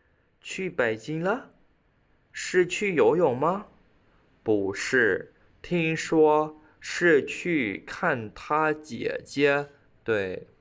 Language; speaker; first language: Chinese; non-native, fluent; Khmer